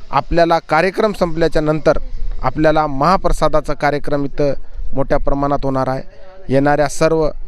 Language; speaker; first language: Marathi; non-native, local second language; Lambadi